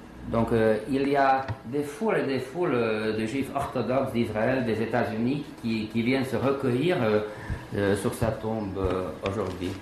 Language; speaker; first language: French; non-native, fluent; Slovak